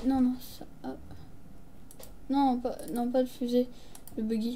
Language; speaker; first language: French; native; French